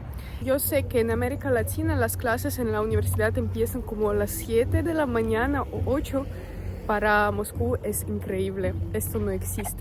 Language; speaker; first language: Spanish; non-native, fluent; Russian